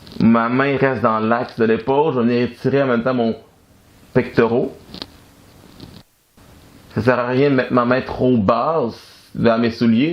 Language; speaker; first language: French; native; French